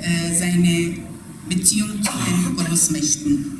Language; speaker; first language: German; non-native, fluent; Persian